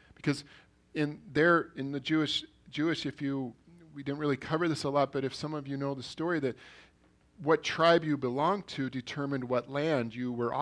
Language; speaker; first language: English; early bilingual, other home language; Norwegian